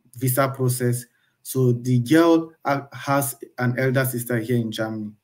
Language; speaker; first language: English; non-native, local second language; Igbo